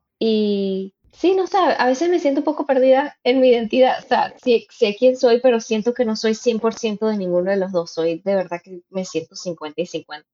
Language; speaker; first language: Spanish; native; Spanish